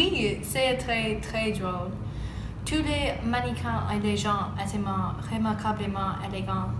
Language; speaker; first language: French; non-native, learner; English